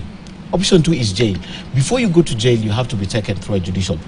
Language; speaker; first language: English; non-native, local second language; Swahili